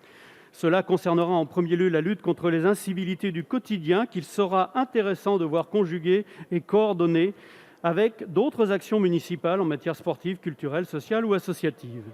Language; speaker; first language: French; native; French